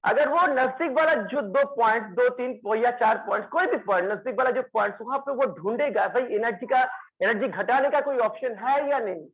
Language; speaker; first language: Hindi; non-native, local second language; Bangla